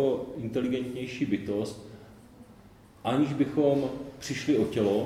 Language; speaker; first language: Czech; native; Czech